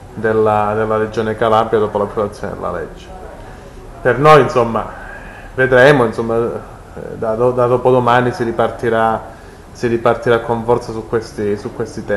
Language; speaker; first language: Italian; native; Italian